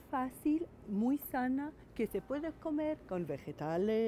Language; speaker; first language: Spanish; non-native, fluent; English